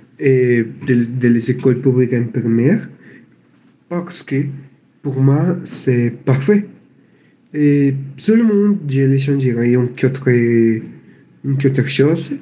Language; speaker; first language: French; non-native, learner; Spanish